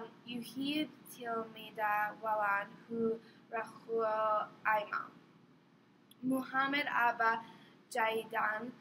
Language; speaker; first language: Arabic; non-native, learner; English